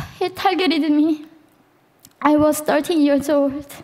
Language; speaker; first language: English; non-native, fluent; Korean